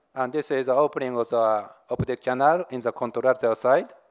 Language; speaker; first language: English; non-native, learner; Japanese